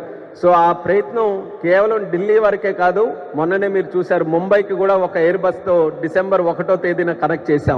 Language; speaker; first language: Telugu; native; Telugu